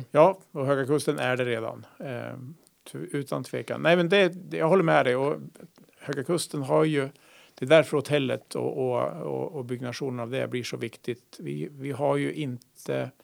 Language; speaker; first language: Swedish; native; Swedish